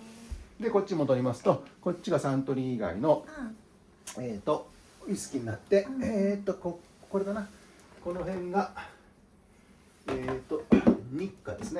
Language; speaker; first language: Japanese; native; Japanese